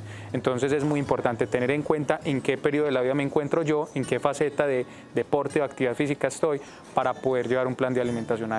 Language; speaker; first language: Spanish; native; Spanish